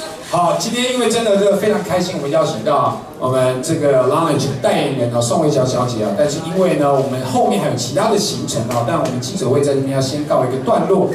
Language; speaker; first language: Chinese; native; Chinese